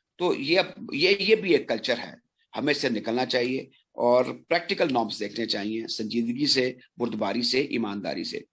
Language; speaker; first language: Urdu; non-native, local second language; Punjabi